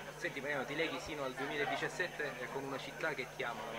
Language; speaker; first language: Italian; native; Italian